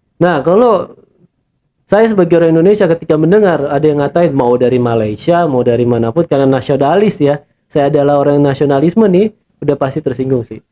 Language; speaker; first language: Indonesian; native; Indonesian